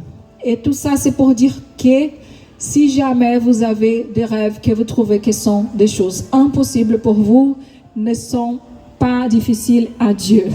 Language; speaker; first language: French; non-native, fluent; Portuguese